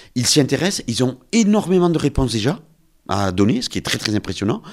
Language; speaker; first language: French; native; French